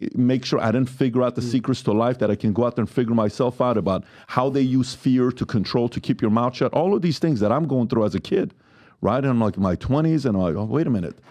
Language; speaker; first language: English; non-native, fluent; Persian